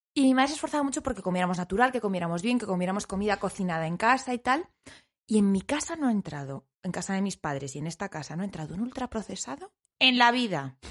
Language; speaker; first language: Spanish; native; Spanish